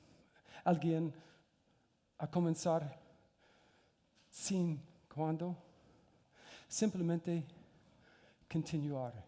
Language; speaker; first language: Spanish; non-native, learner; English